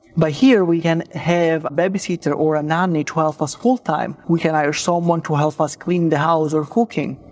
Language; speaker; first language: English; non-native, fluent; Italian